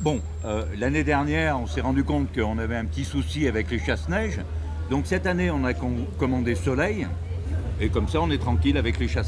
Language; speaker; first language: French; native; French